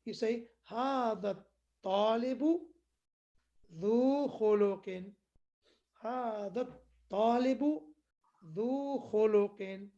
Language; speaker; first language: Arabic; non-native, fluent; English